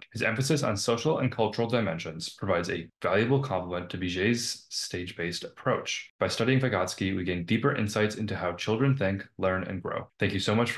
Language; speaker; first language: English; native; English